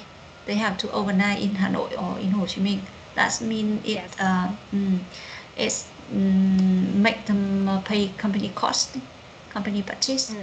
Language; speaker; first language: English; non-native, learner; Vietnamese